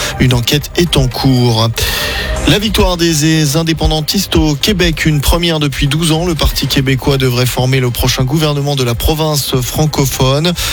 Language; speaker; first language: French; native; French